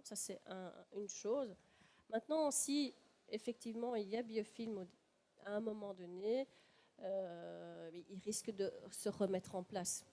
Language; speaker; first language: French; native; French